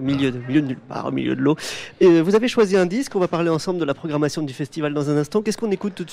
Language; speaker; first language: French; native; French